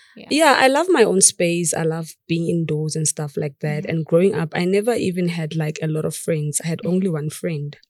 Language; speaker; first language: English; non-native, local second language; Tswana